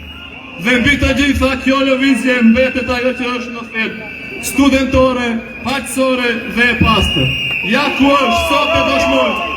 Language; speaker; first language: Albanian; native; Albanian